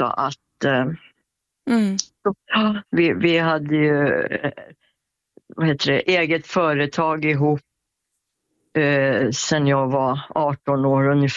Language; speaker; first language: Swedish; native; Swedish